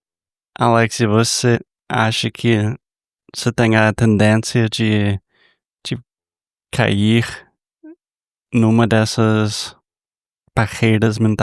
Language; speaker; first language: Portuguese; non-native, fluent; English